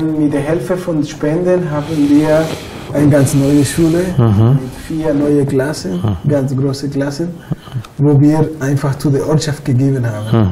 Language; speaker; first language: German; non-native, fluent; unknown